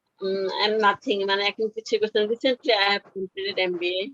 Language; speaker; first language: English; non-native, learner; Bangla